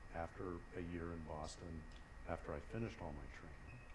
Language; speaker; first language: English; native; English